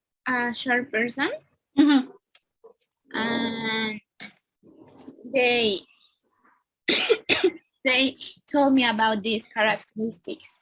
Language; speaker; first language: English; non-native, learner; Spanish